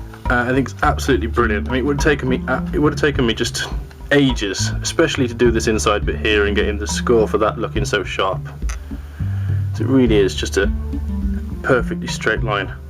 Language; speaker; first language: English; native; English